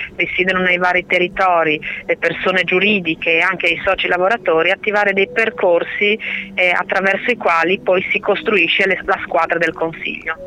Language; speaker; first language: Italian; native; Italian